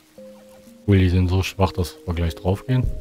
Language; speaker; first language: German; native; German